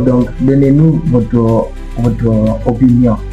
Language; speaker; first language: French; non-native, learner; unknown